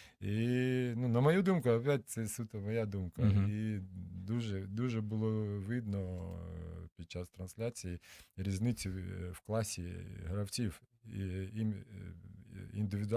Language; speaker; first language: Ukrainian; non-native, local second language; Russian